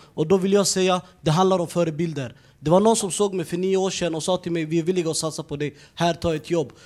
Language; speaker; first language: Swedish; early bilingual, other home language; Somali